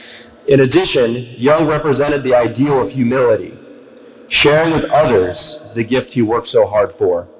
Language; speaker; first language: English; native; English